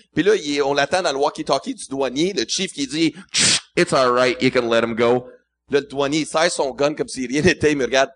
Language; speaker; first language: French; non-native, local second language; English